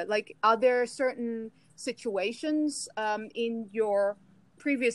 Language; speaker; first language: English; non-native, local second language; Cantonese